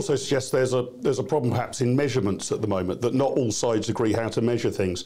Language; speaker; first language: English; native; English